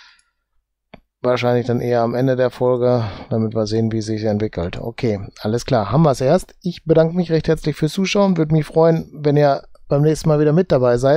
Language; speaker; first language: German; native; German